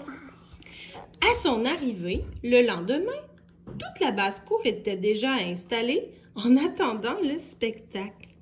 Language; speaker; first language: French; native; French